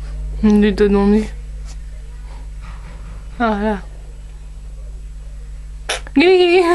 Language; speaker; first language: French; native; French